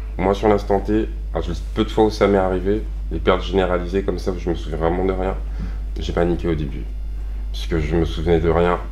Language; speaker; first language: French; native; French